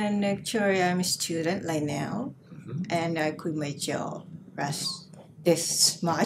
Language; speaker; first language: English; non-native, learner; Japanese